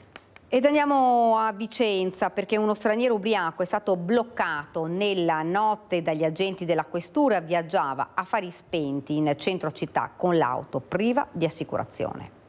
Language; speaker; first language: Italian; native; Italian